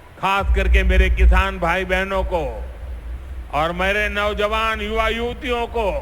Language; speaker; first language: Hindi; native; Hindi